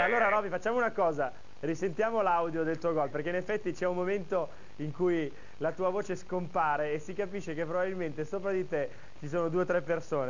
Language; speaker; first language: Italian; native; Italian